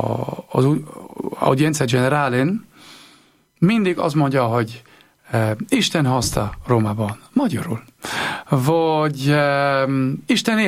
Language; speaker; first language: Hungarian; non-native, learner; German